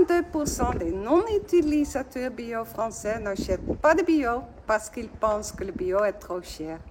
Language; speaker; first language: French; non-native, fluent; Dutch